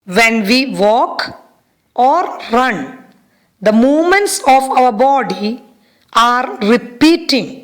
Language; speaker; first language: English; non-native, local second language; Malayalam